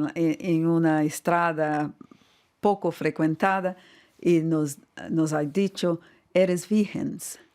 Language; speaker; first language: Spanish; non-native, fluent; Portuguese